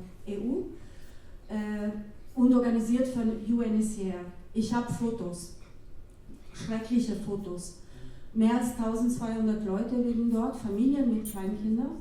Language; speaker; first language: German; non-native, fluent; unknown